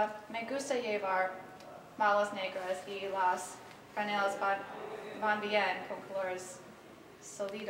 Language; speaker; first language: Spanish; non-native, learner; English